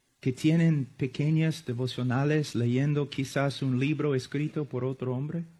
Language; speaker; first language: Spanish; non-native, fluent; English